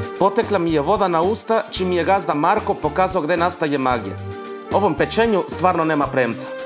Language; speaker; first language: Serbian; non-native, fluent; Spanish